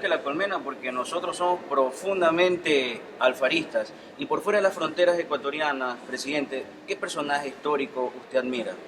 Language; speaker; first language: Spanish; native; Spanish